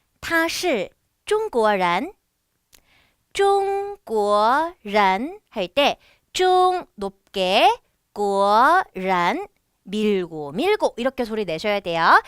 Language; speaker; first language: Korean; native; Korean